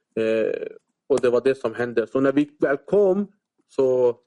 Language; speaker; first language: Swedish; early bilingual, other home language; Arabic